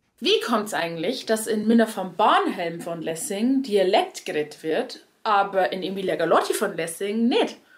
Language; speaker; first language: German; native; German